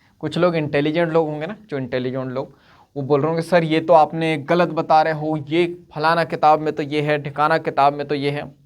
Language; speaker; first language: Hindi; native; Hindi